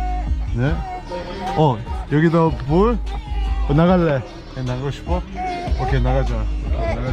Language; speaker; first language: Korean; early bilingual, heritage; English